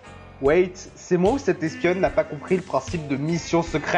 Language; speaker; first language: French; native; French